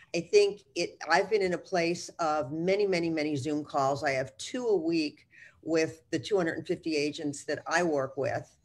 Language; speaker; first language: English; native; English